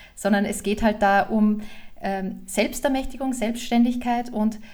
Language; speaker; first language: German; native; German